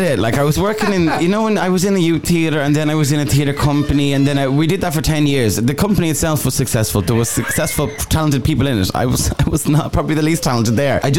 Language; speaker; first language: English; native; English